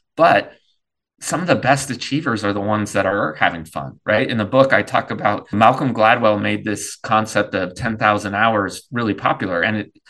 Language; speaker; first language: English; native; English